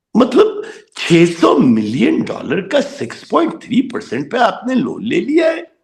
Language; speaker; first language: Urdu; native; Urdu